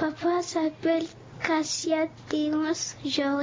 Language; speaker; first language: French; non-native, local second language; Sango